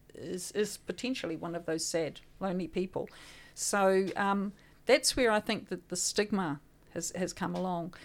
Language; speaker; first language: English; native; English